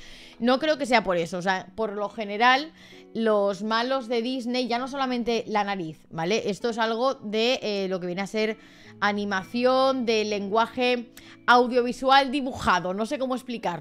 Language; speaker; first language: Spanish; native; Spanish